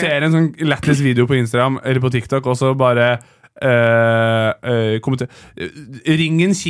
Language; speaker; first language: Norwegian; native; Norwegian